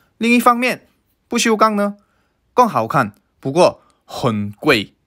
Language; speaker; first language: Chinese; non-native, fluent; Korean